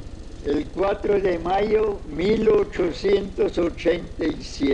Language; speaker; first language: Spanish; non-native, fluent; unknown